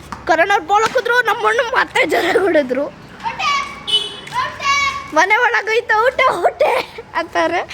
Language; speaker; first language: Kannada; native; Kannada